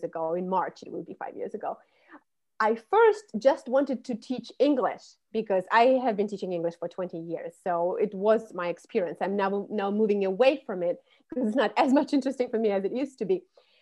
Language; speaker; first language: English; non-native, fluent; Russian